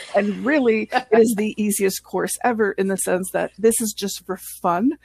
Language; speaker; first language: English; non-native, fluent; French